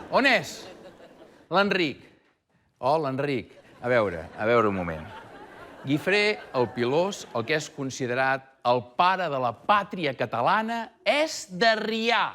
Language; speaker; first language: Catalan; native; Catalan